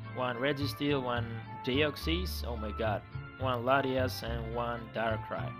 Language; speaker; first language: English; non-native, fluent; Greek